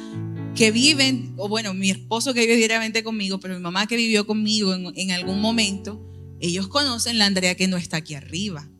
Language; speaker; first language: Spanish; native; Spanish